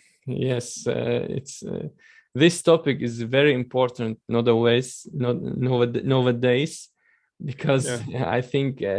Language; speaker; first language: English; non-native, learner; Chechen